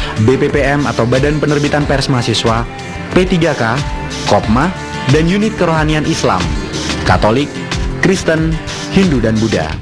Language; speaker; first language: Indonesian; native; Indonesian